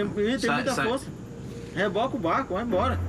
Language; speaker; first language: Portuguese; native; Portuguese